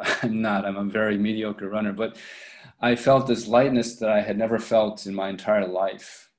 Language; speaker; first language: English; native; English